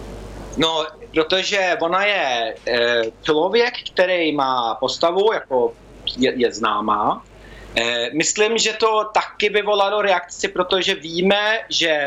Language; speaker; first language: Czech; early bilingual, heritage; Czech